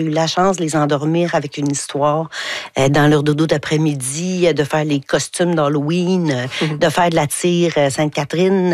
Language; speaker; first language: French; native; French